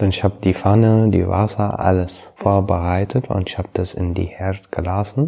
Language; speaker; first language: German; non-native, learner; Arabic